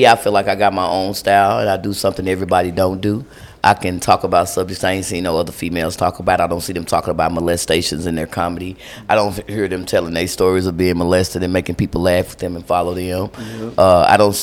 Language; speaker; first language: English; native; English